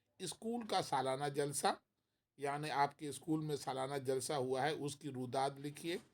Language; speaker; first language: Urdu; native; Urdu